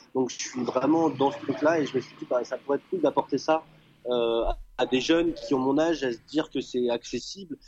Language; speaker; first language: French; native; French